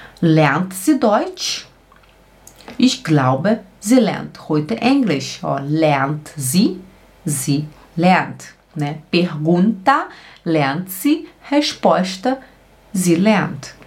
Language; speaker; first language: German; non-native, fluent; Portuguese